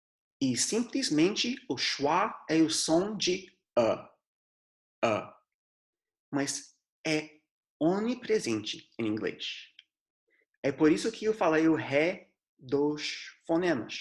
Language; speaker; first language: Portuguese; non-native, fluent; English